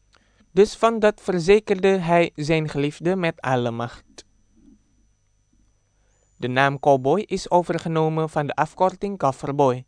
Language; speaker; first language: Dutch; non-native, fluent; Indonesian